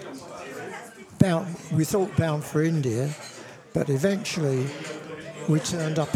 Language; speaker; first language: English; native; English